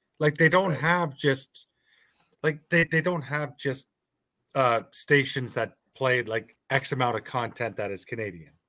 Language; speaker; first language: English; native; English